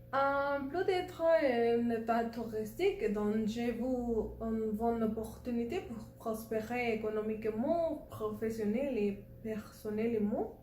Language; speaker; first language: French; non-native, learner; Spanish